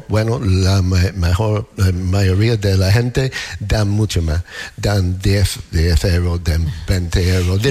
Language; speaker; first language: Spanish; non-native, learner; English